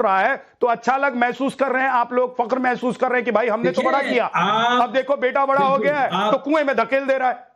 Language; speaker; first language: Hindi; native; Hindi